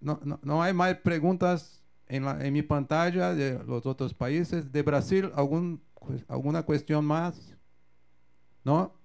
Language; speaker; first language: Spanish; non-native, fluent; Portuguese